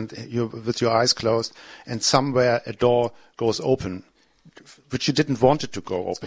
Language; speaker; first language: English; non-native, fluent; German